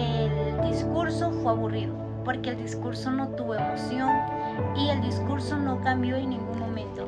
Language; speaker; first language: Spanish; native; Spanish